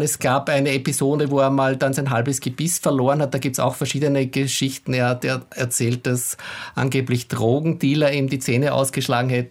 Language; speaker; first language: German; native; German